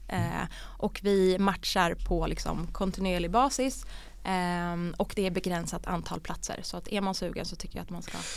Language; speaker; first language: Swedish; early bilingual, other home language; Bosnian